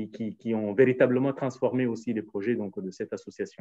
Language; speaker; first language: French; native; French